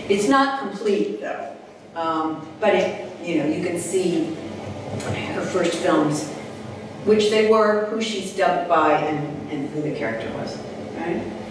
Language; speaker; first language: English; native; English